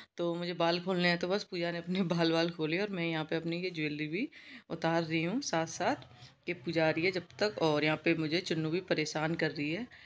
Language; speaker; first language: Hindi; native; Hindi